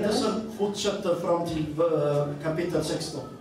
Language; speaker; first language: Swedish; non-native, fluent; Amharic